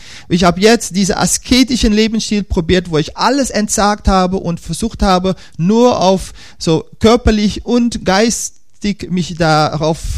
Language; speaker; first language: German; non-native, fluent; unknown